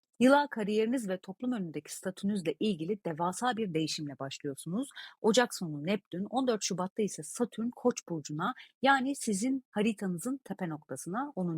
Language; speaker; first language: Turkish; native; Turkish